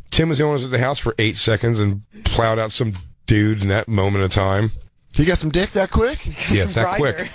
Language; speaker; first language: English; native; English